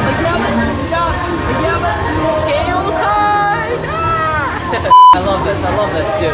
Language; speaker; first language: English; native; English